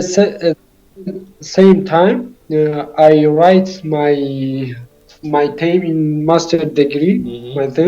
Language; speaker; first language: English; non-native, learner; Tajik